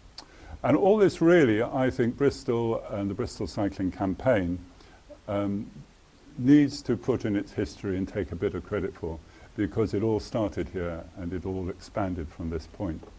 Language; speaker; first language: English; native; English